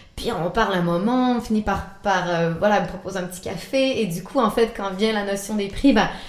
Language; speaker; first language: French; native; French